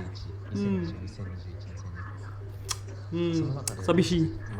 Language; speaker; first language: Japanese; non-native, learner; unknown